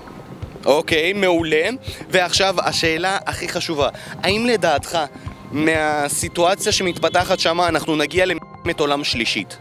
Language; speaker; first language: Hebrew; native; Hebrew